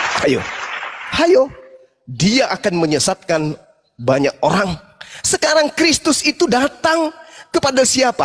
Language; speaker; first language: Indonesian; native; Indonesian